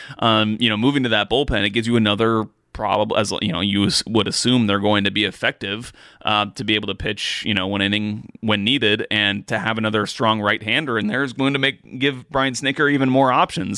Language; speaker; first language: English; native; English